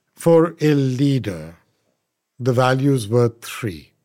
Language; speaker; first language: English; non-native, local second language; Punjabi